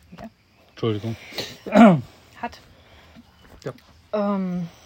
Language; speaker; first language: German; native; German